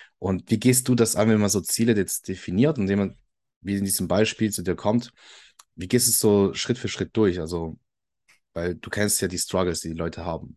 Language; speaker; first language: German; early bilingual, other home language; Italian